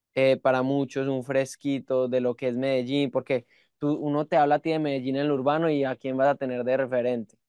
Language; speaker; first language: Spanish; native; Spanish